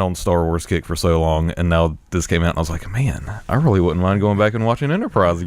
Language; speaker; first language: English; native; English